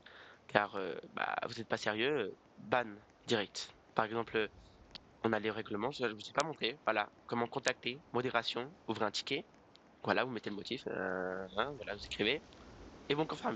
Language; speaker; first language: French; native; French